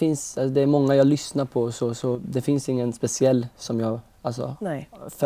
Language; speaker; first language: Swedish; early bilingual, other home language; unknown